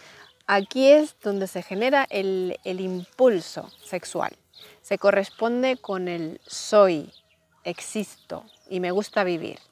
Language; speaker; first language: Spanish; native; Spanish